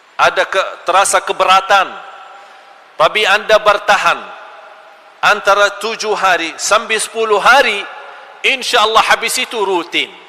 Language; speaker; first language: Malay; non-native, fluent; Arabic